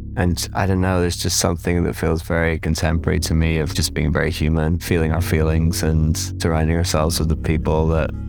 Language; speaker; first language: English; native; English